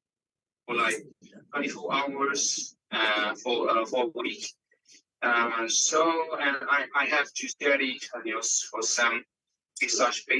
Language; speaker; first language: English; non-native, learner; Vietnamese